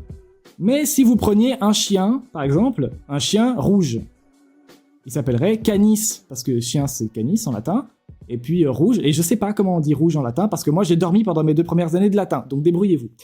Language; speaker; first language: French; native; French